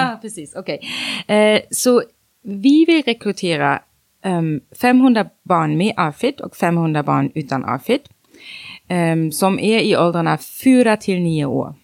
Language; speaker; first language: Swedish; non-native, fluent; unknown